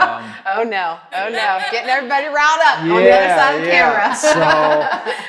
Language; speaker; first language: English; native; English